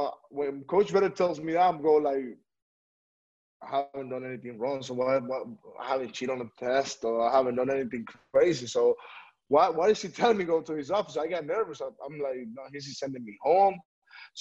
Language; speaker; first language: English; non-native, fluent; Spanish